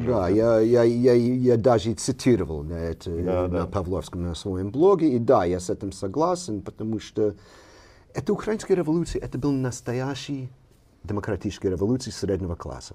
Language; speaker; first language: Russian; non-native, fluent; English